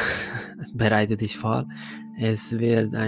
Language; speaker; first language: German; non-native, fluent; Hungarian